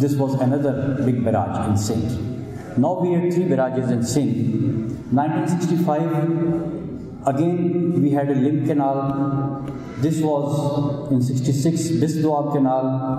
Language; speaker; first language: English; non-native, local second language; Urdu